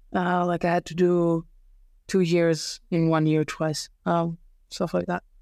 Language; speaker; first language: English; non-native, fluent; Serbian